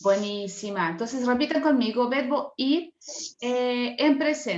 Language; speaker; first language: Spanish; non-native, fluent; Portuguese